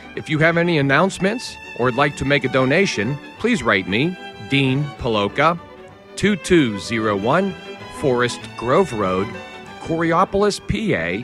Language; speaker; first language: English; native; English